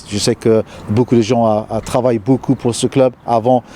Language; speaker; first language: French; non-native, fluent; English